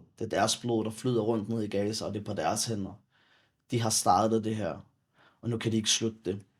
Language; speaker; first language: Danish; early bilingual, other home language; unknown